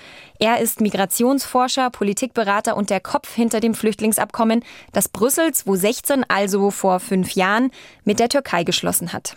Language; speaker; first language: German; native; German